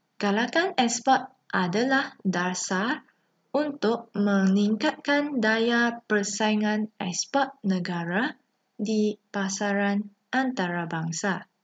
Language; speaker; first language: Malay; non-native, local second language; Chinese